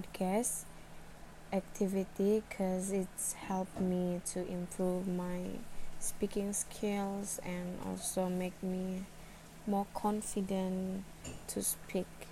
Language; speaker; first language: English; non-native, learner; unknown